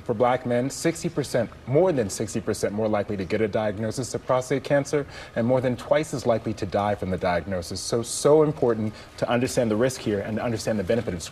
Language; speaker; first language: English; native; English